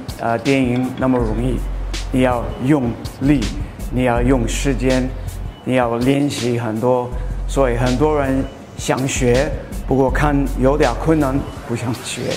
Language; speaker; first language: Chinese; non-native, fluent; English